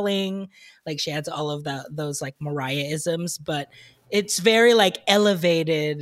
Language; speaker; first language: English; non-native, local second language; Filipino